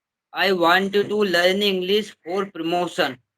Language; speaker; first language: English; non-native, learner; Hindi